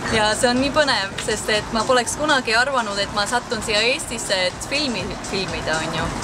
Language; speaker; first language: Estonian; early bilingual, heritage; Estonian